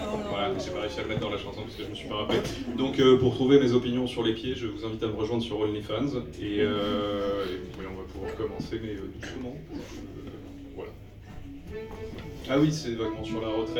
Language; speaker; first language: French; native; French